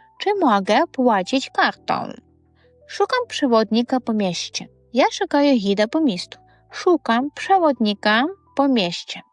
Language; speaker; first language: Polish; non-native, fluent; Ukrainian